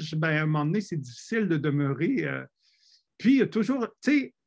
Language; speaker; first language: French; native; French